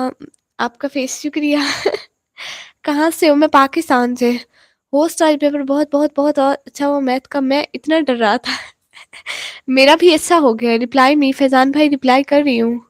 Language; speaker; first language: Hindi; non-native, local second language; Punjabi